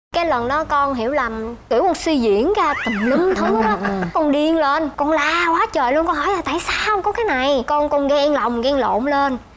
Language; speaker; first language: Vietnamese; native; Vietnamese